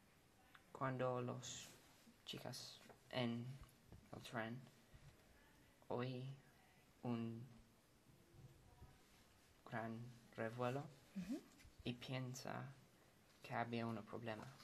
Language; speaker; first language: Spanish; non-native, learner; English